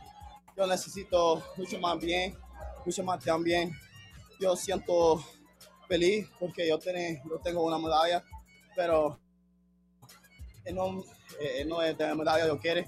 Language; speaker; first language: Spanish; non-native, learner; English